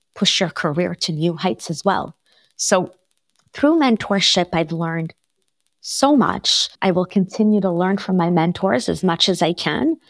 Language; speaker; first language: English; non-native, fluent; French